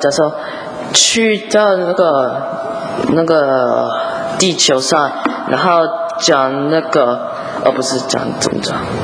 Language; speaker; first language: Chinese; early bilingual, heritage; English